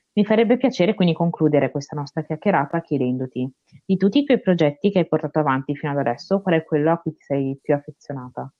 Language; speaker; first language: Italian; early bilingual, other home language; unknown